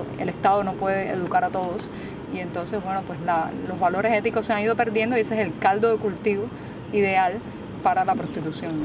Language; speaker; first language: Spanish; native; Spanish